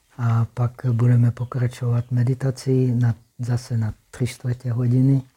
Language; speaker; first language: Czech; native; Czech